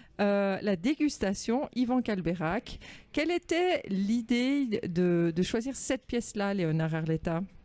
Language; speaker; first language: French; native; French